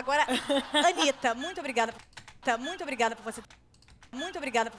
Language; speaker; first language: Portuguese; native; Portuguese